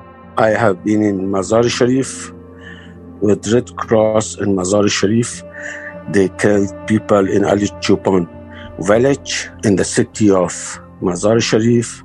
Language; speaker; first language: English; non-native, learner; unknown